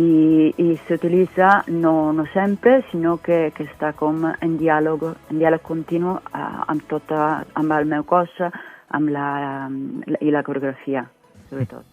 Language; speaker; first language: Catalan; non-native, fluent; Italian